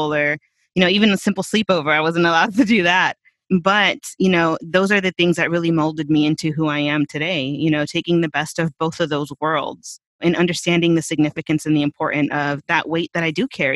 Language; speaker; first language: English; early bilingual, other home language; Spanish